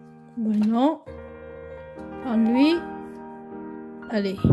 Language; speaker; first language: French; non-native, learner; Hmong